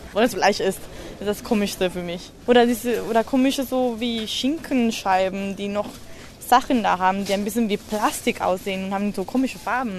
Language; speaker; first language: German; non-native, fluent; Spanish